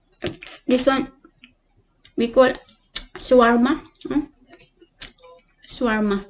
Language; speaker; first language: English; non-native, learner; Cebuano